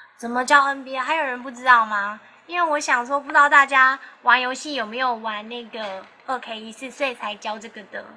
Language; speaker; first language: Chinese; early bilingual, heritage; Chinese